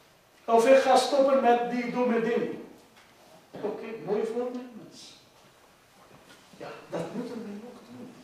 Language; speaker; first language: Dutch; non-native, fluent; Urdu